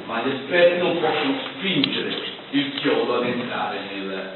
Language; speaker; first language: Italian; native; Italian